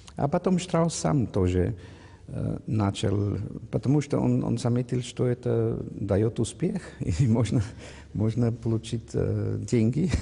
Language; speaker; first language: Russian; non-native, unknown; German